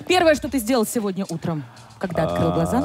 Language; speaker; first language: Russian; native; Russian